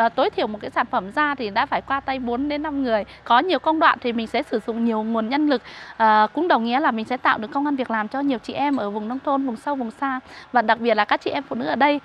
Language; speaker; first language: Vietnamese; non-native, local second language; Hmong